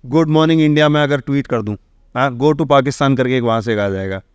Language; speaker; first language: Hindi; native; Hindi